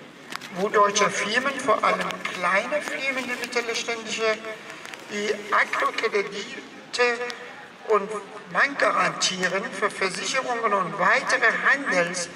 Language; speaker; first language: German; non-native, fluent; Persian